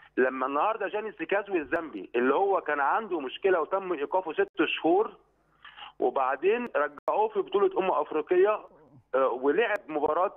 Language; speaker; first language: Egyptian Arabic; native; Egyptian Arabic